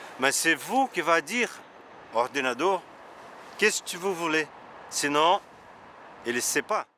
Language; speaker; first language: French; non-native, learner; Portuguese